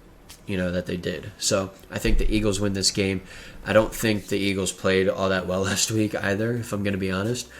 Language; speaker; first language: English; native; English